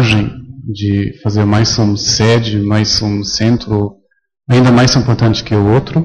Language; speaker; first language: Portuguese; non-native, fluent; German